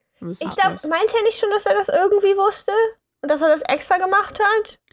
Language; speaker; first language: German; native; German